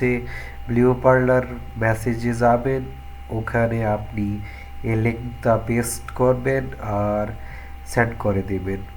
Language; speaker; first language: Bangla; non-native, fluent; Urdu